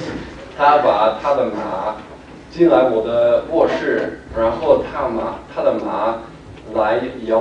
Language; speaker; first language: Chinese; non-native, learner; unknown